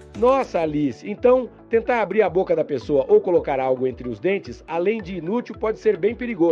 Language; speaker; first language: Portuguese; native; Portuguese